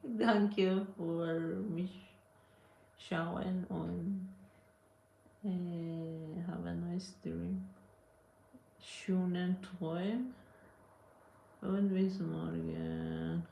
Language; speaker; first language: German; non-native, learner; Persian